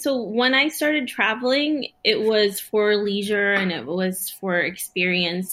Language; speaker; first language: English; early bilingual, other home language; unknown